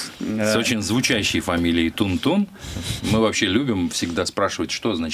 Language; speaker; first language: Russian; native; Russian